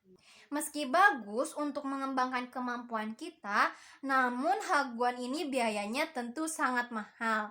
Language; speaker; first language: Indonesian; native; Indonesian